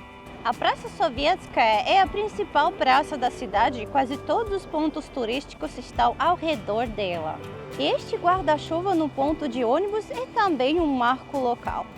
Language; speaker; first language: Portuguese; non-native, fluent; Russian